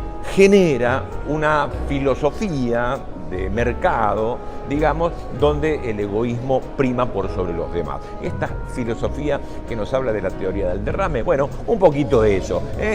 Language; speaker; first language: Spanish; native; Spanish